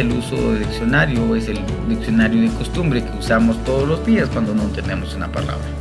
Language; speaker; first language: Spanish; non-native, local second language; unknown